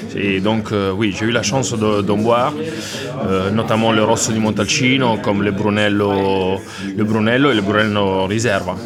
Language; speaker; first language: French; non-native, fluent; Italian